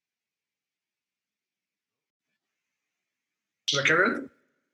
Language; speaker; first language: English; native; English